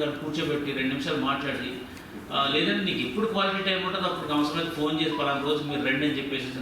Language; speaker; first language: Telugu; native; Telugu